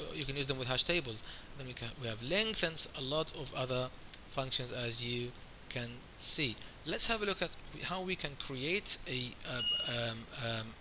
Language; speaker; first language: English; non-native, fluent; Arabic